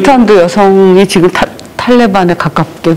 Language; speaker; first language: Korean; native; Korean